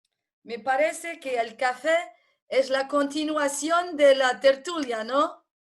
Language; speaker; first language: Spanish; non-native, fluent; Portuguese